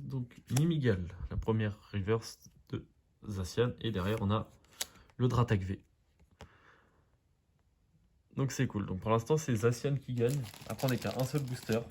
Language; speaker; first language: French; native; French